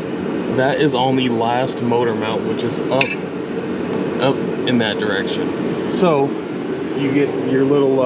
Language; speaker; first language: English; native; English